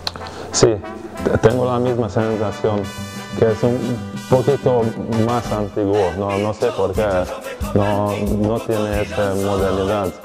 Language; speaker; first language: Spanish; non-native, fluent; Hungarian